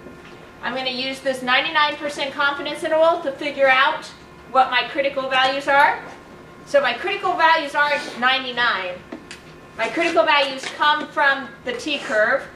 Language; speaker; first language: English; native; English